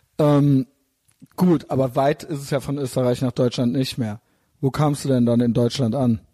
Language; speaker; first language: German; native; German